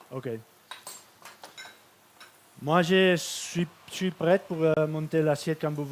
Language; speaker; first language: French; non-native, fluent; Catalan